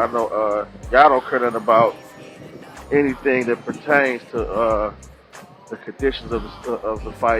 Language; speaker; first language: English; native; English